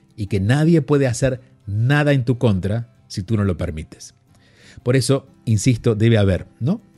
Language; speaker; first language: Spanish; native; Spanish